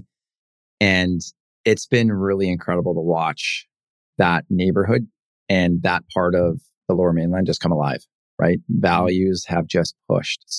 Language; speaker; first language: English; native; English